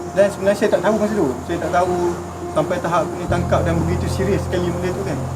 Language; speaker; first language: Malay; native; Malay